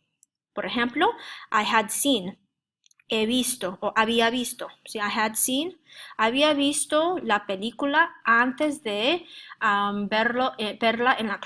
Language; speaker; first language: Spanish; non-native, fluent; English